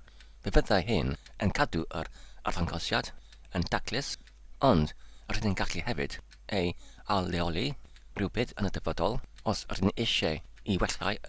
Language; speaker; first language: Welsh; non-native, local second language; English